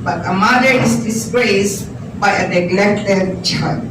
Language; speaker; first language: English; non-native, local second language; Filipino